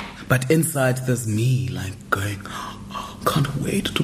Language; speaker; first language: English; non-native, local second language; Xhosa